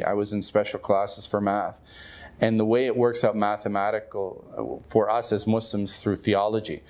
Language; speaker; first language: English; native; English